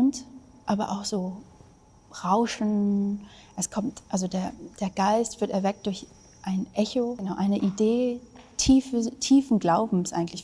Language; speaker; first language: German; early bilingual, other home language; Vietnamese